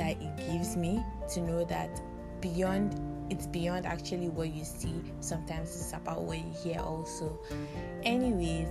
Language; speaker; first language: English; non-native, local second language; Hausa